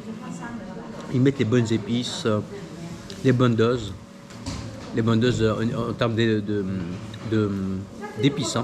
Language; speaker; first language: French; native; French